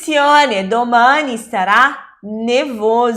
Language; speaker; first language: Italian; non-native, fluent; Portuguese